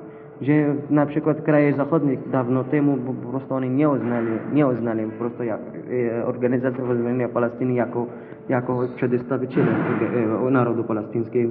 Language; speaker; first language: Polish; non-native, learner; Arabic